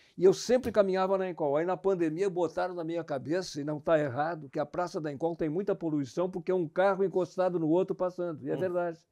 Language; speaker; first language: Portuguese; native; Portuguese